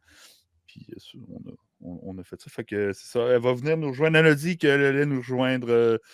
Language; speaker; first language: French; native; French